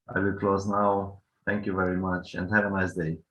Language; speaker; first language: English; non-native, fluent; Hungarian